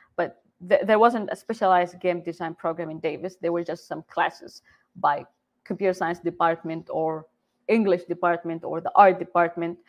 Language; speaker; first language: English; non-native, fluent; Arabic